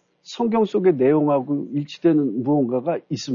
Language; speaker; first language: Korean; native; Korean